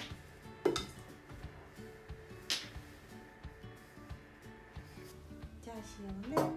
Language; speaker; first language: Japanese; native; Japanese